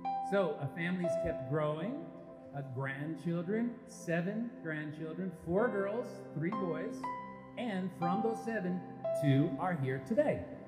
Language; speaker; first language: English; early bilingual, other home language; Portuguese